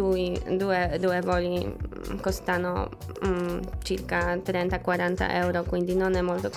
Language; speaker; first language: Italian; non-native, fluent; Polish